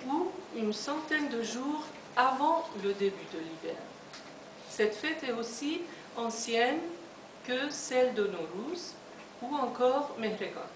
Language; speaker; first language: French; non-native, fluent; Persian